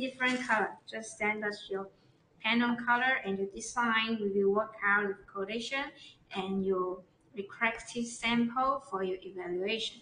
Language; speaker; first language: English; non-native, learner; Chinese